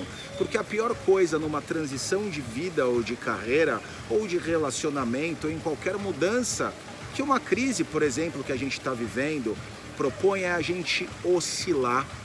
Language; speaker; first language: Portuguese; native; Portuguese